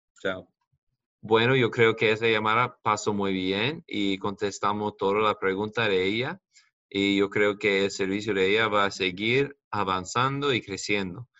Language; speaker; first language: Spanish; non-native, fluent; English